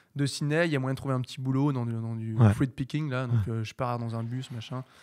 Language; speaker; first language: French; native; French